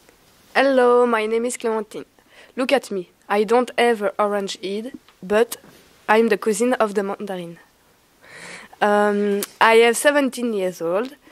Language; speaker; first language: English; non-native, learner; French